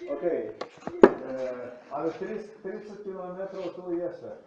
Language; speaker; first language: Polish; non-native, learner; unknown